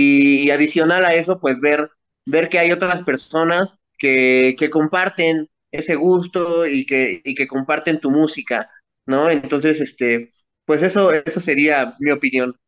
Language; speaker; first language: Spanish; native; Spanish